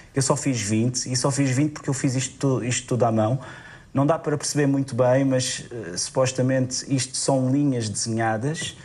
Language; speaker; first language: Portuguese; native; Portuguese